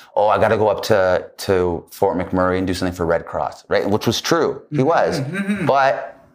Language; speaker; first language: English; native; English